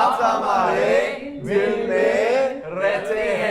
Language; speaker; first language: Hindi; non-native, learner; Korean